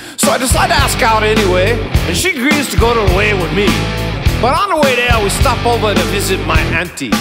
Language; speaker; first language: English; native; English